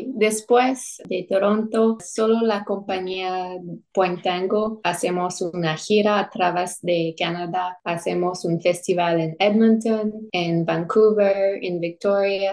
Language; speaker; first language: Spanish; non-native, fluent; English